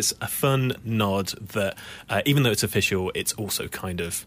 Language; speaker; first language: English; native; English